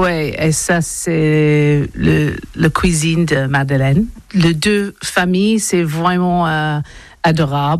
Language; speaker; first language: French; non-native, learner; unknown